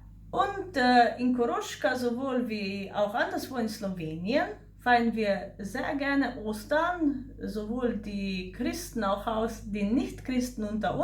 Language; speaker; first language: German; non-native, fluent; Slovenian